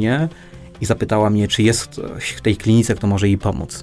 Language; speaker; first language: Polish; native; Polish